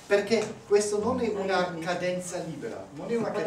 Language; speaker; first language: Italian; non-native, learner; German